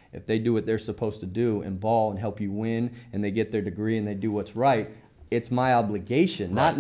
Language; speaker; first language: English; native; English